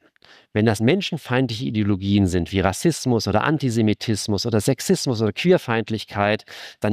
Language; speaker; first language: German; native; German